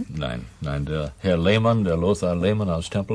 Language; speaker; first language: German; non-native, learner; English